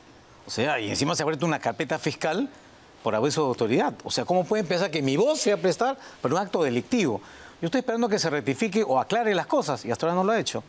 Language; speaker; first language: Spanish; native; Spanish